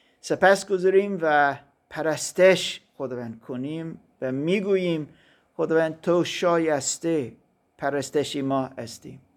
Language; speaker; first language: Persian; non-native, learner; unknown